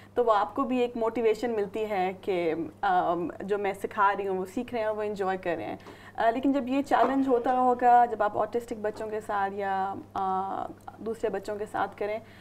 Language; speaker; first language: Urdu; native; Urdu